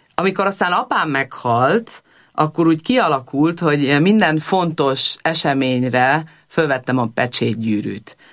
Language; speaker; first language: Hungarian; early bilingual, heritage; Hungarian